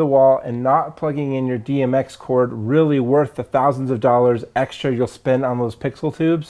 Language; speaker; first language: English; native; English